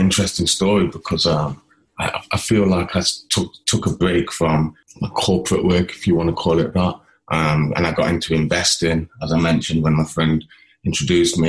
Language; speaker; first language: English; native; English